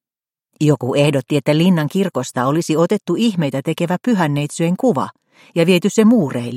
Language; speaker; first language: Finnish; native; Finnish